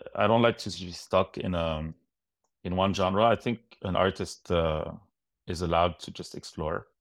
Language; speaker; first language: English; non-native, fluent; Arabic